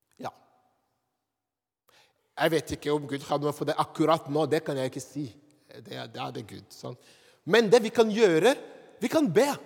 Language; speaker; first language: Norwegian; non-native, fluent; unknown